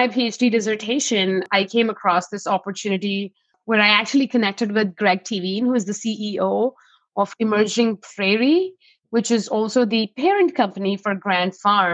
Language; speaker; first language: English; non-native, local second language; Hindi